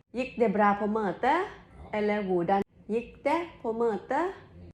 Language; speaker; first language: Norwegian; non-native, learner; Thai